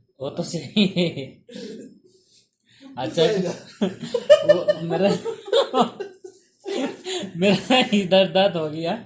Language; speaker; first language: Hindi; non-native, local second language; Bangla